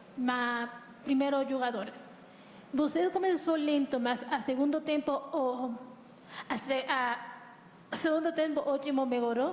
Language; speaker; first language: Portuguese; non-native, learner; Spanish